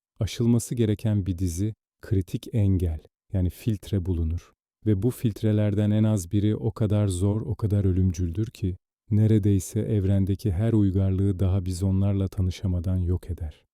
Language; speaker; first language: Turkish; native; Turkish